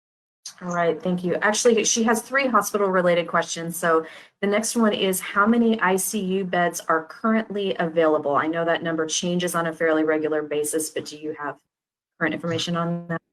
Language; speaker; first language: English; native; English